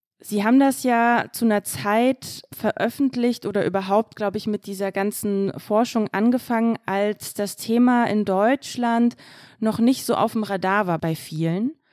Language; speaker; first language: German; early bilingual, other home language; Russian